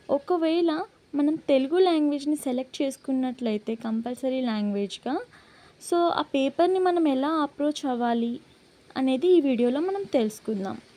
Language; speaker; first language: Telugu; non-native, local second language; Lambadi